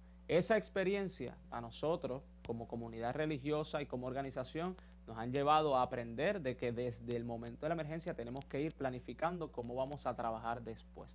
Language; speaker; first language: Spanish; native; Spanish